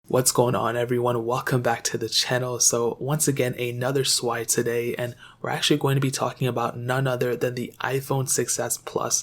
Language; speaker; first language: English; native; English